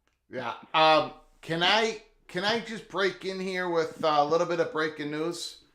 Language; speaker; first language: English; native; English